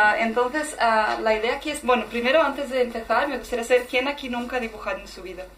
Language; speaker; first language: Spanish; non-native, fluent; Portuguese